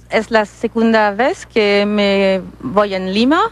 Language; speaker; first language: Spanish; non-native, learner; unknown